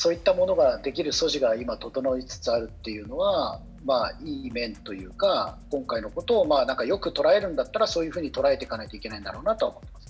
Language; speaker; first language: Japanese; native; Japanese